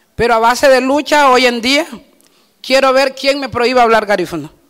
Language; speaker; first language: Spanish; native; Spanish